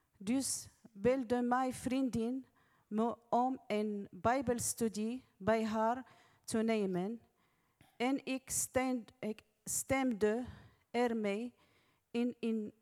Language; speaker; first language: Dutch; non-native, learner; Arabic